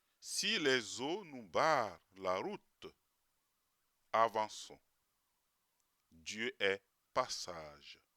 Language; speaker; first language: French; native; French